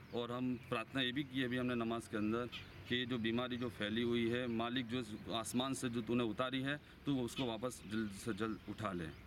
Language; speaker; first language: Hindi; non-native, local second language; Gujarati